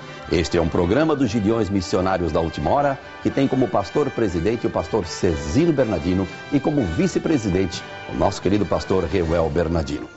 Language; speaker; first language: Portuguese; native; Portuguese